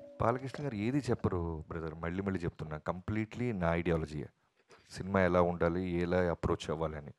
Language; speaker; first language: Telugu; native; Telugu